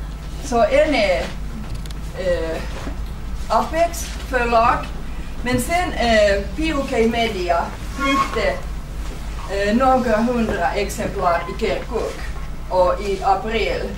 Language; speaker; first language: Swedish; non-native, fluent; Finnish